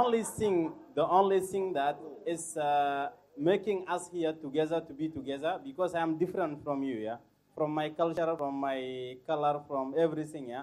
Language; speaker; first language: English; non-native, learner; Arabic